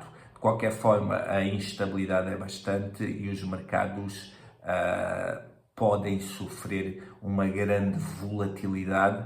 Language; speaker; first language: Portuguese; native; Portuguese